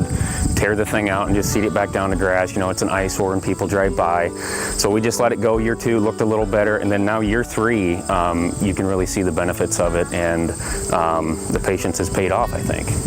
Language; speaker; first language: English; native; English